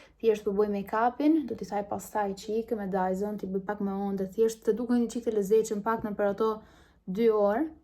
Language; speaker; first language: Albanian; early bilingual, heritage; Albanian